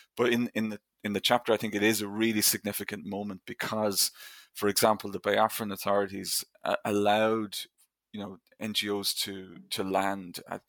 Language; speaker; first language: English; native; English